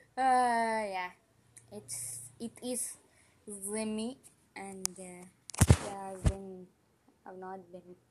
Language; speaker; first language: English; non-native, local second language; Tamil